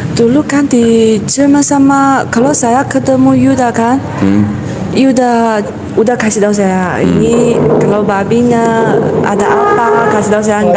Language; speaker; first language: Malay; non-native, learner; Chinese